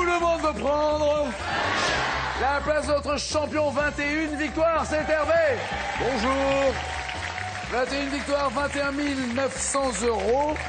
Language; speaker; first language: French; native; French